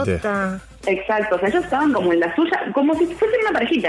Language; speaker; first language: Spanish; native; Spanish